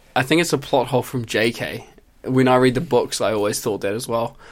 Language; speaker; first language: English; native; English